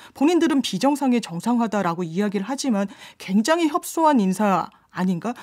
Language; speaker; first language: Korean; native; Korean